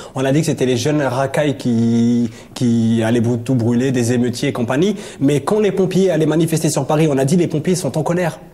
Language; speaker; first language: French; native; French